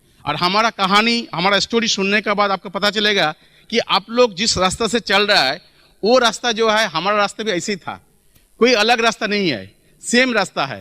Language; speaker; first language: Hindi; non-native, local second language; Bangla